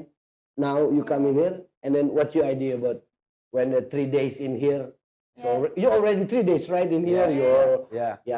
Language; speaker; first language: English; non-native, learner; Indonesian